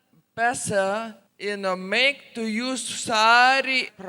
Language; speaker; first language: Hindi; non-native, learner; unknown